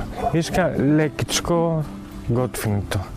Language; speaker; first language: Bulgarian; non-native, fluent; Greek